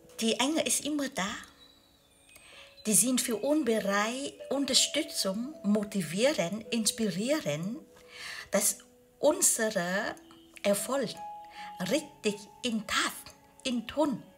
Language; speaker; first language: German; non-native, learner; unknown